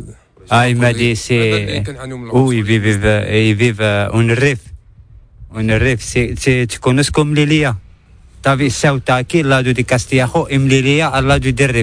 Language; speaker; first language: Spanish; non-native, learner; Arabic